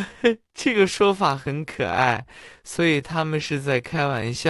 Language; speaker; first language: Chinese; non-native, fluent; English